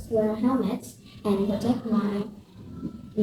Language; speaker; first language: English; non-native, learner; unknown